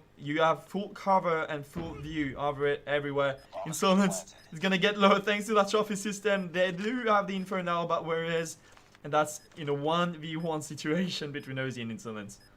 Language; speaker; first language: English; non-native, fluent; French